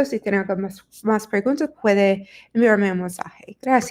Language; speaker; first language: Spanish; non-native, learner; English